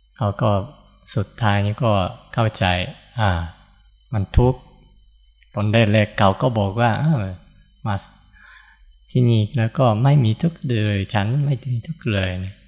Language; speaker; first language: Thai; non-native, fluent; Japanese